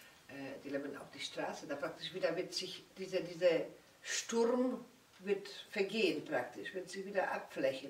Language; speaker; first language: German; non-native, learner; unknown